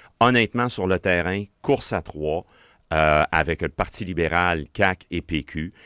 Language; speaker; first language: French; native; French